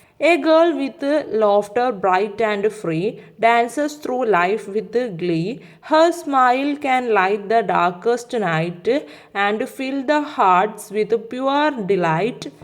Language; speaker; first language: English; non-native, local second language; Malayalam